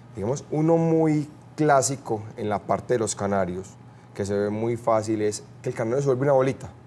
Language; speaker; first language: Spanish; native; Spanish